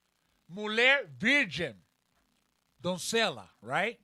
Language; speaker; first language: Portuguese; non-native, learner; Spanish